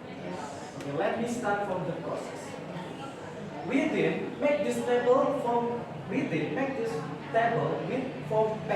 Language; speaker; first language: English; non-native, learner; Indonesian